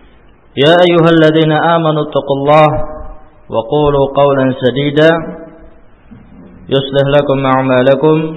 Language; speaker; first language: Arabic; non-native, fluent; Indonesian